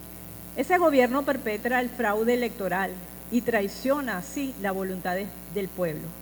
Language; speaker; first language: Spanish; native; Spanish